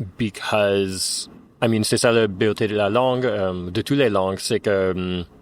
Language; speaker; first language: French; non-native, fluent; English